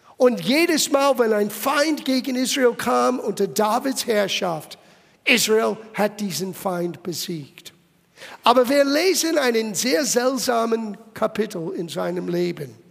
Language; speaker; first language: German; non-native, fluent; English